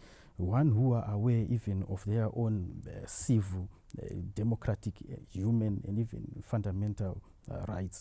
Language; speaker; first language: English; non-native, local second language; Shona